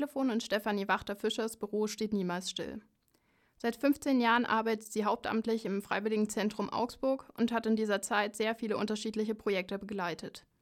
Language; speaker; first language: German; native; German